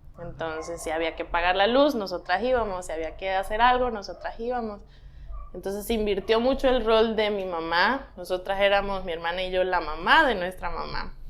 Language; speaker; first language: Spanish; native; Spanish